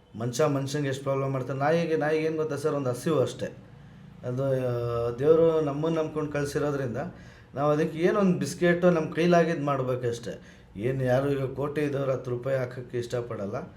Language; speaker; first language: Kannada; native; Kannada